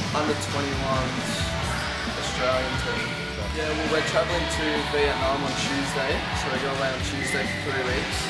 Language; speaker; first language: English; native; English